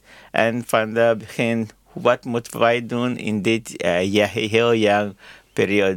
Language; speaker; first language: Dutch; non-native, learner; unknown